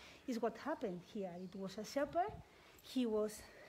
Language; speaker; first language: English; non-native, learner; Spanish